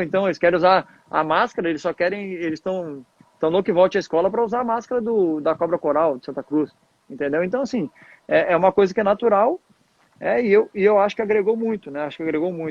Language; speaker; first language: Portuguese; native; Portuguese